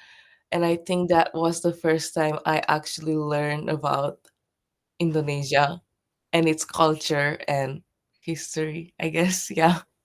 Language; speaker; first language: English; non-native, fluent; Japanese